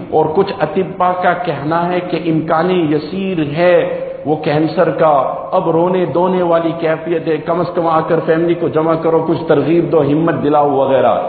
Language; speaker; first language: Urdu; non-native, local second language; Gujarati